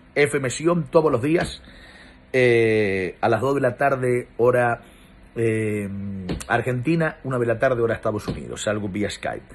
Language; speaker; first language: Spanish; non-native, fluent; Persian